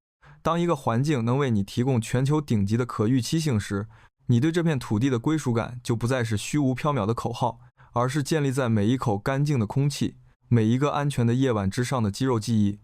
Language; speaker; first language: Chinese; native; Chinese